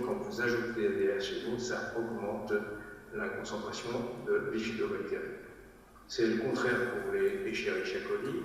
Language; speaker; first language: French; native; French